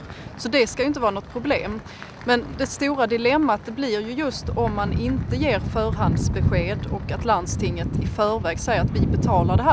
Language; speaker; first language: Swedish; native; Swedish